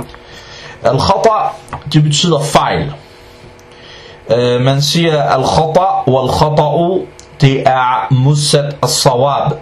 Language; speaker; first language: Danish; non-native, fluent; Arabic